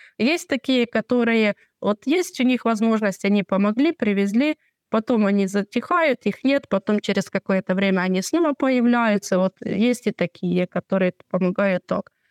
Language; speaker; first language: Russian; non-native, local second language; Ukrainian